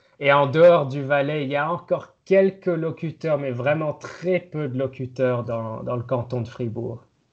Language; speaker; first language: French; non-native, local second language; German